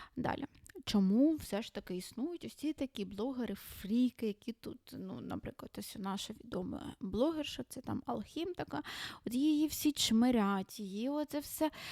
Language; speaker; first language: Ukrainian; non-native, local second language; Russian